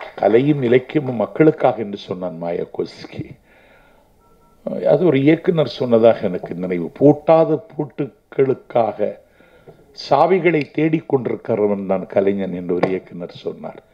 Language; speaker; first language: Tamil; native; Tamil